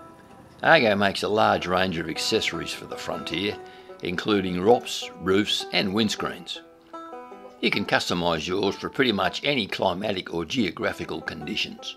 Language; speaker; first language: English; native; English